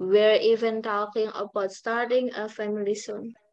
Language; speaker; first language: English; non-native, learner; Indonesian